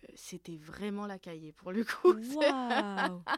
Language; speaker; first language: French; native; French